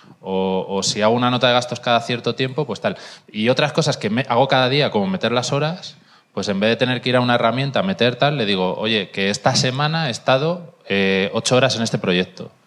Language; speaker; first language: Spanish; native; Spanish